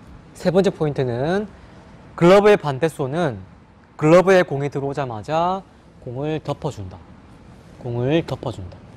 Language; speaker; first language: Korean; native; Korean